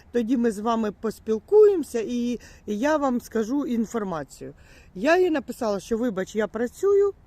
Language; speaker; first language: Ukrainian; native; Ukrainian